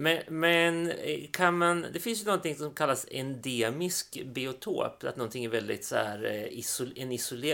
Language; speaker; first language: Swedish; native; Swedish